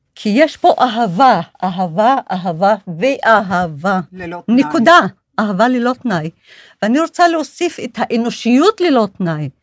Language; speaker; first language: Hebrew; non-native, local second language; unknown